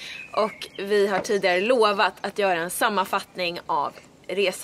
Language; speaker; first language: Swedish; native; Swedish